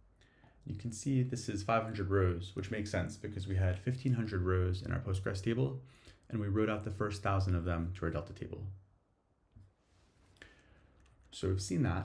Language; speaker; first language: English; native; English